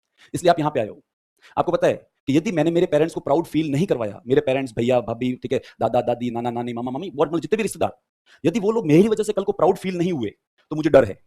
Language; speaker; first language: Hindi; native; Hindi